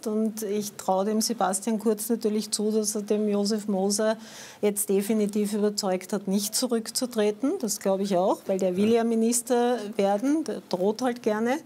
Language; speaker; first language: German; native; German